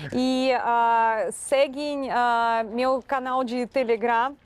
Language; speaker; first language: Portuguese; non-native, fluent; Russian